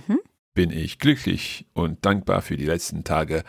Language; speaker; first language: German; non-native, fluent; English